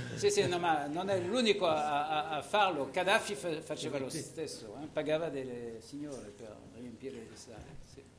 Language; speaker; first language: Italian; non-native, fluent; French